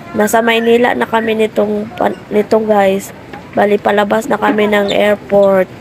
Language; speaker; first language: Filipino; non-native, local second language; Hiligaynon